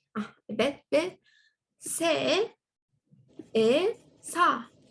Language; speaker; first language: Turkish; non-native, learner; Japanese